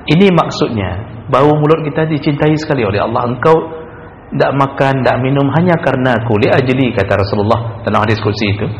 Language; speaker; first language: Malay; non-native, local second language; Achinese